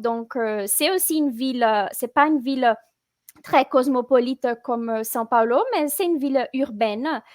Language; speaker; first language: French; non-native, fluent; Portuguese